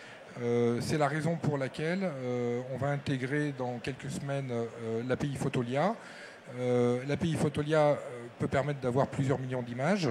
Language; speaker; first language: French; native; French